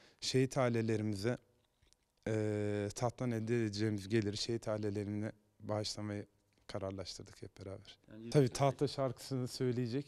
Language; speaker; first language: Turkish; native; Turkish